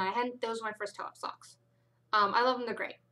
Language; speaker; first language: English; native; English